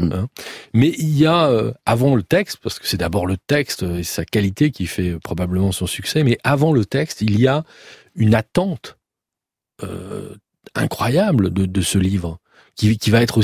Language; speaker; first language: French; native; French